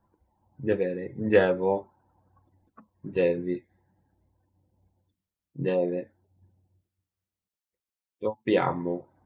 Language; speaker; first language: Italian; non-native, learner; English